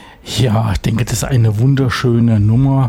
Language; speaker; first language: German; native; German